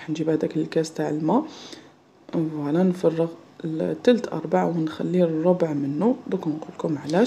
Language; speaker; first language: Arabic; native; Arabic